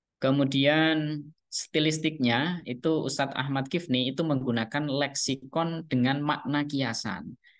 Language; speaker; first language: Indonesian; non-native, local second language; Javanese